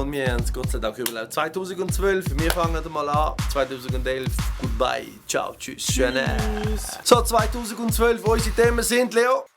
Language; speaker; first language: German; native; German